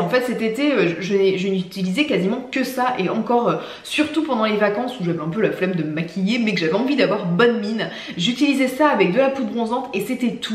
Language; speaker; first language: French; native; French